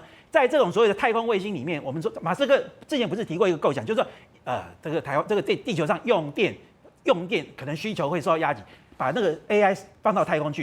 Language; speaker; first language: Chinese; native; Chinese